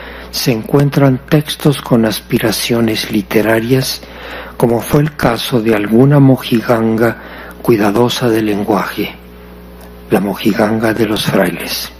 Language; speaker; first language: Spanish; native; Spanish